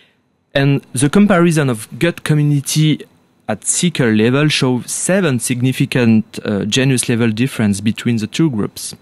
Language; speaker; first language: English; non-native, fluent; French